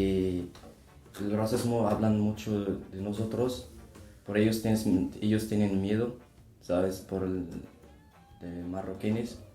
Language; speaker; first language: Spanish; non-native, learner; Arabic